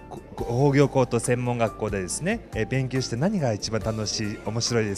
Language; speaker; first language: Japanese; non-native, fluent; Mongolian